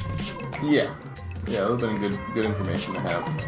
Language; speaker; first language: English; native; English